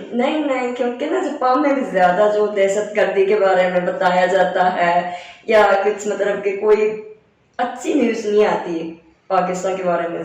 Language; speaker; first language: Hindi; non-native, fluent; Japanese